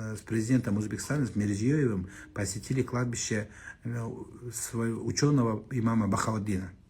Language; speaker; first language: Russian; non-native, local second language; Kazakh